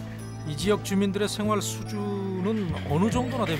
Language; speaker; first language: Korean; native; Korean